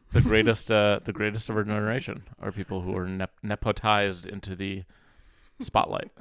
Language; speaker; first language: English; early bilingual, other home language; Arabic